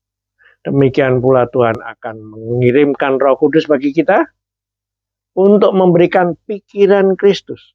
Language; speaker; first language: Indonesian; native; Indonesian